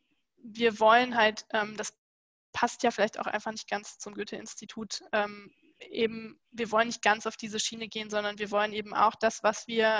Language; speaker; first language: German; native; German